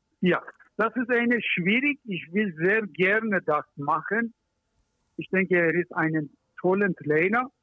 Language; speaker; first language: German; non-native, learner; Persian